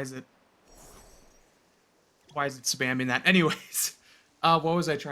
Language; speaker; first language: English; native; English